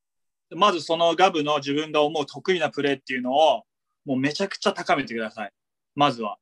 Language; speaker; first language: Japanese; native; Japanese